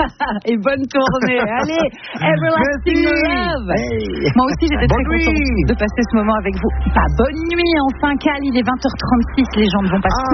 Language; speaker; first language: French; native; French